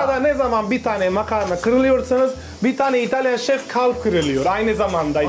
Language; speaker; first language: Turkish; non-native, learner; Italian